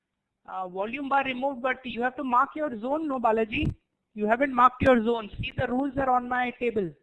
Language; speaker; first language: English; non-native, local second language; Hindi